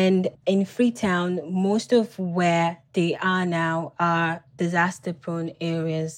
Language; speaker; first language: English; non-native, local second language; Krio